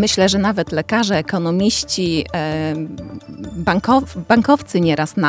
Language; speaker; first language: Polish; native; Polish